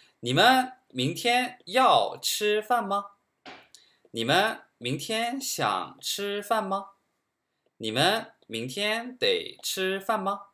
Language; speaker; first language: Chinese; non-native, fluent; Korean